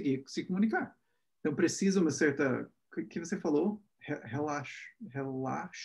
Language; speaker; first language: Portuguese; non-native, fluent; English